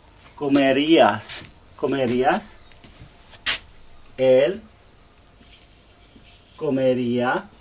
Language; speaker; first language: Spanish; non-native, learner; English